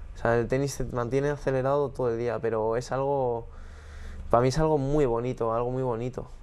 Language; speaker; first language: Spanish; native; Spanish